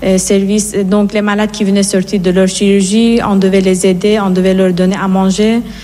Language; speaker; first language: French; non-native, fluent; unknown